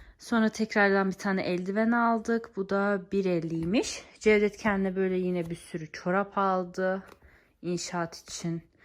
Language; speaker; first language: Turkish; early bilingual, heritage; Turkish